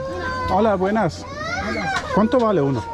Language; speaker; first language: Spanish; non-native, learner; German